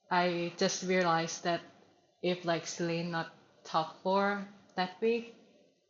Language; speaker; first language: English; non-native, learner; Thai